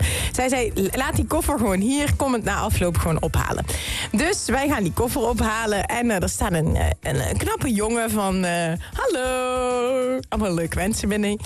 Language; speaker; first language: Dutch; native; Dutch